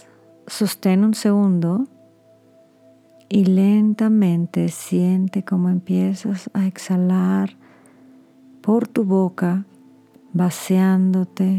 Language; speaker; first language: Spanish; native; Spanish